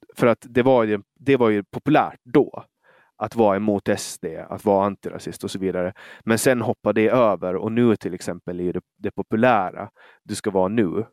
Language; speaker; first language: Swedish; native; Swedish